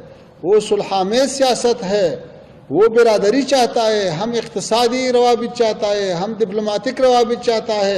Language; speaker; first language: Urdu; non-native, fluent; Pashto